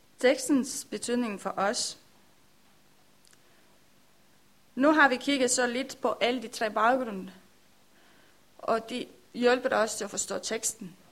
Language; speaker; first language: Danish; non-native, learner; Romanian